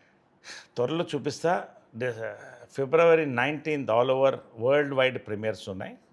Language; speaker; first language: Telugu; native; Telugu